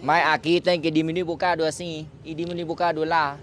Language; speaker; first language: Portuguese; non-native, learner; Vietnamese